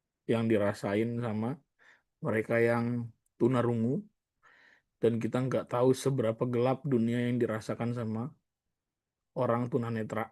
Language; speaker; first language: Indonesian; native; Indonesian